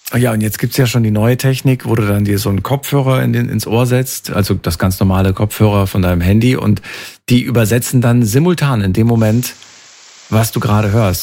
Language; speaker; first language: German; native; German